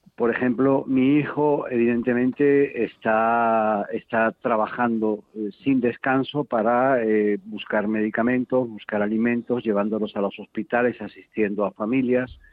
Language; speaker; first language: Spanish; native; Spanish